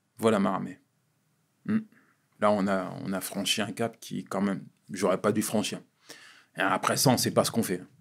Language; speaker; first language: French; native; French